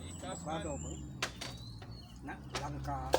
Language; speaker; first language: Filipino; non-native, local second language; Cebuano